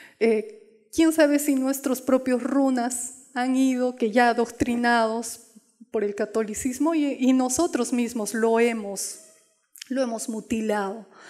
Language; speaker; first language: Spanish; non-native, local second language; Quechua